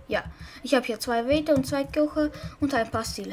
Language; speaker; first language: German; non-native, learner; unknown